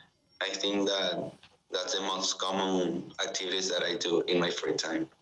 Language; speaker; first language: English; non-native, learner; Spanish